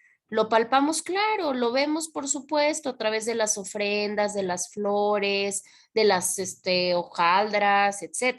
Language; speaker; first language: Spanish; native; Spanish